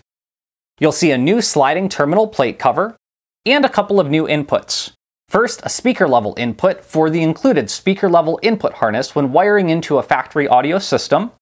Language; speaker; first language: English; native; English